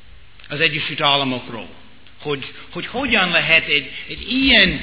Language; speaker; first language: Hungarian; non-native, fluent; English